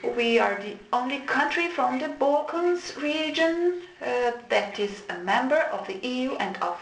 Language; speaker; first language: English; non-native, fluent; Slovenian